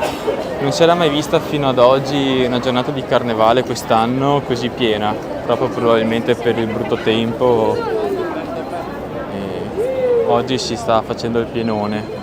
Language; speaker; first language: Italian; native; Italian